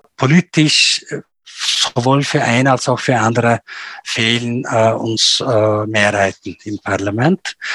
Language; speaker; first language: German; non-native, fluent; Turkish